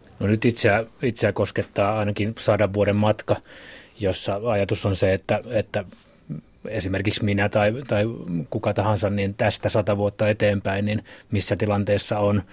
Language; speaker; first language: Finnish; native; Finnish